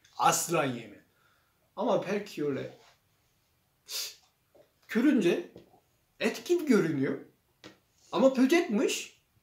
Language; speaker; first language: Turkish; non-native, learner; Korean